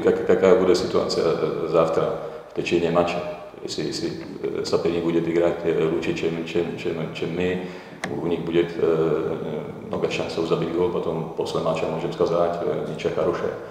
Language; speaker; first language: Russian; non-native, fluent; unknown